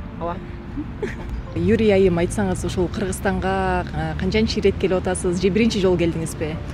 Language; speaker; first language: Kyrgyz; native; Kyrgyz